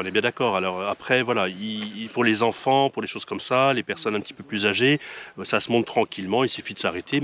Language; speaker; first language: French; native; French